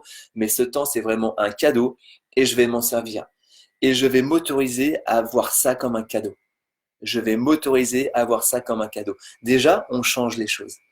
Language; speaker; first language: French; native; French